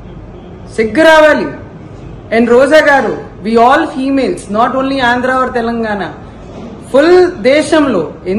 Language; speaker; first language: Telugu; non-native, fluent; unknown